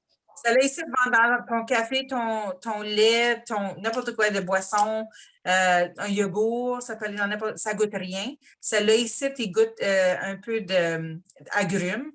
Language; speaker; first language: French; native; French